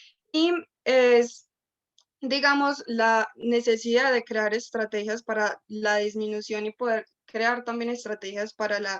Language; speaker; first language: Spanish; native; Spanish